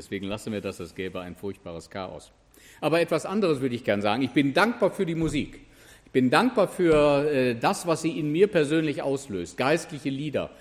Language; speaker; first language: German; native; German